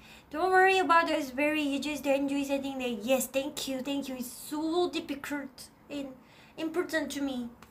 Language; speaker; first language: English; non-native, learner; Korean